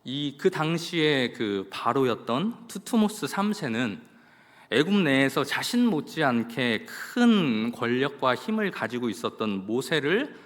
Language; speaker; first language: Korean; native; Korean